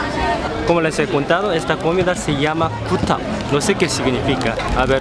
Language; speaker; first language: Spanish; non-native, fluent; Korean